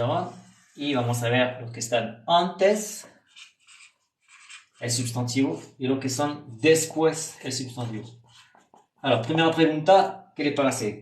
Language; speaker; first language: Spanish; non-native, fluent; French